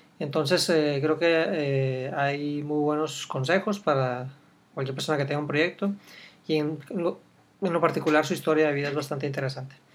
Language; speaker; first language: Spanish; native; Spanish